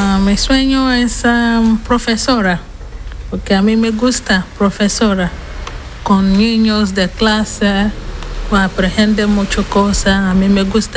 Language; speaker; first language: Spanish; non-native, learner; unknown